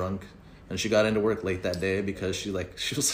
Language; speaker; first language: English; early bilingual, other home language; Spanish